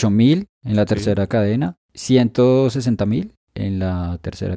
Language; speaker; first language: Spanish; native; Spanish